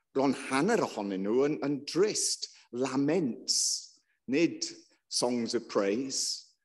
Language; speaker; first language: Welsh; non-native, local second language; English